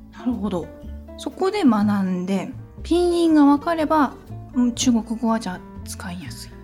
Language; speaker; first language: Japanese; native; Japanese